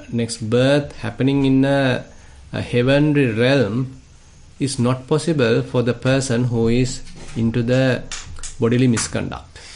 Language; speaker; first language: English; non-native, local second language; Sinhala